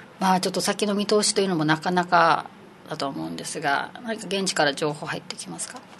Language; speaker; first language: Japanese; native; Japanese